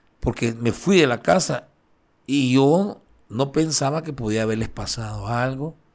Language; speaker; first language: Spanish; native; Spanish